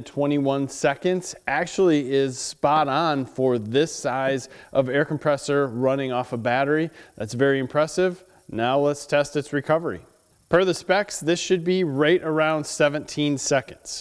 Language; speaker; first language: English; native; English